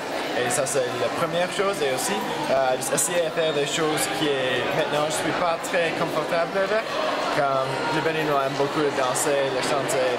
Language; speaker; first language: French; non-native, learner; English